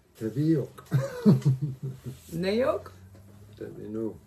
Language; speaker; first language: Turkish; non-native, learner; Swedish